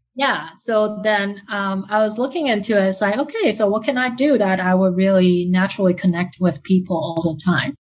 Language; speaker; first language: English; early bilingual, other home language; Chinese